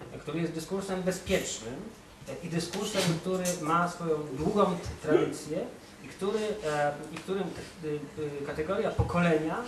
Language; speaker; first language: Polish; native; Polish